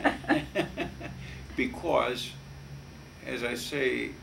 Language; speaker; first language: English; native; English